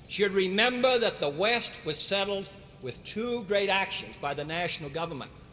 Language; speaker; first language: English; native; English